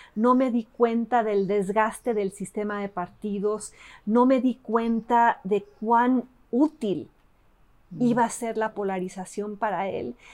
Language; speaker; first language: Spanish; early bilingual, other home language; English